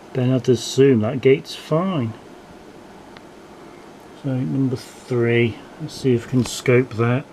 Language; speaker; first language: English; native; English